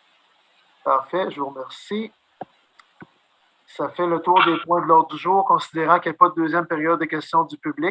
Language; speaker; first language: French; native; French